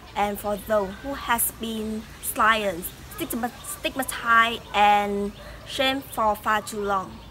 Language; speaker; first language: English; non-native, fluent; Vietnamese